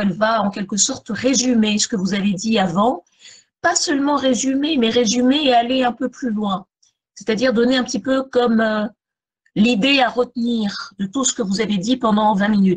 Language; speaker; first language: French; native; French